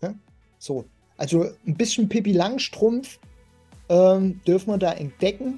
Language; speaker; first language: German; native; German